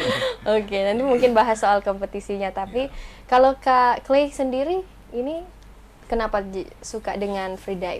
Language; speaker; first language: Indonesian; native; Indonesian